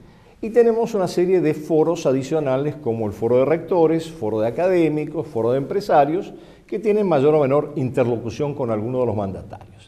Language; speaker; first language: Spanish; native; Spanish